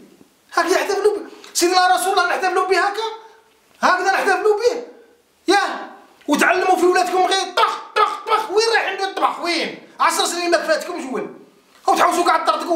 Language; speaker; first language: Arabic; native; Arabic